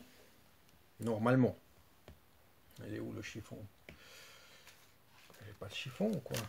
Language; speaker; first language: French; non-native, fluent; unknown